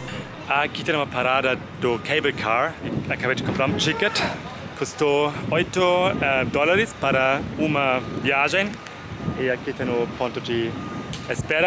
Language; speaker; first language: Portuguese; non-native, fluent; German